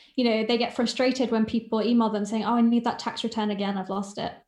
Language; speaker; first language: English; native; English